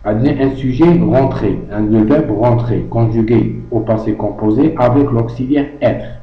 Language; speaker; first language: French; non-native, local second language; Arabic